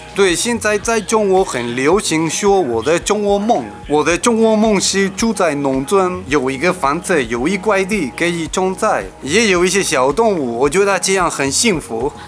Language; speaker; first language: Chinese; non-native, fluent; Spanish